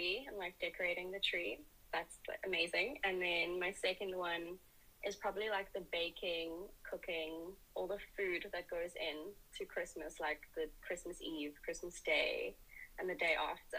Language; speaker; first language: English; native; English